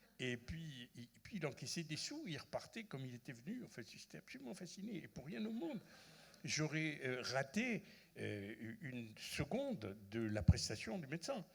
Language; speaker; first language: French; non-native, local second language; Arabic